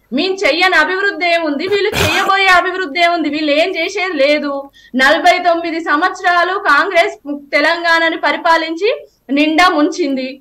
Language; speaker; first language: Telugu; native; Telugu